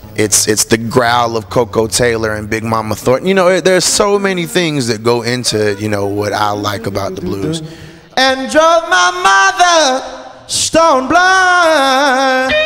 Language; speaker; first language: English; native; English